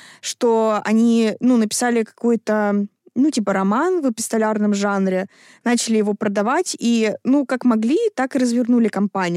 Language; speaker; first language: Russian; native; Russian